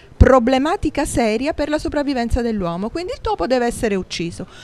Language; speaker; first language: Italian; native; Italian